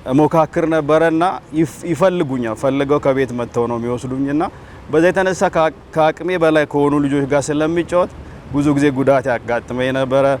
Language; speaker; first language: Amharic; non-native, local second language; Sidamo